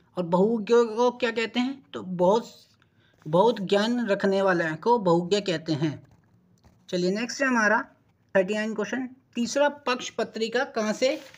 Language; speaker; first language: Hindi; native; Hindi